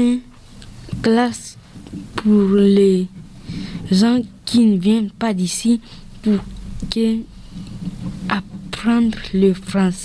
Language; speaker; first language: French; early bilingual, other home language; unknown